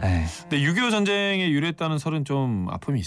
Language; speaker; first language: Korean; native; Korean